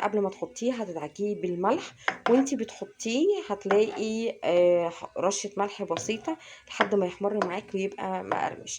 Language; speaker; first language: Arabic; native; Arabic